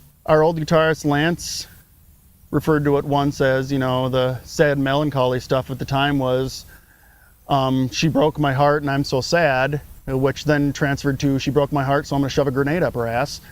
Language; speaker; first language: English; native; English